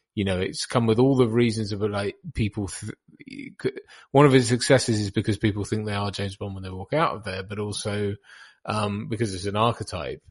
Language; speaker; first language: English; native; English